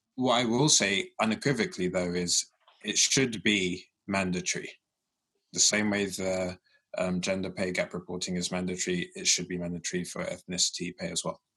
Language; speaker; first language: English; early bilingual, other home language; Yoruba